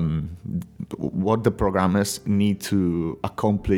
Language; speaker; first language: English; non-native, fluent; Italian